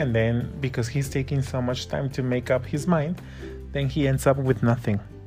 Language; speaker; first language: English; non-native, fluent; Spanish